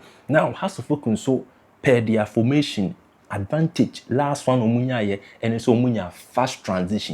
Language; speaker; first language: English; non-native, local second language; Akan